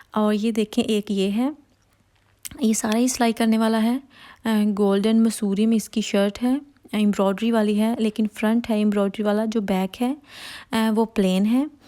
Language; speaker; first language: Hindi; non-native, local second language; Punjabi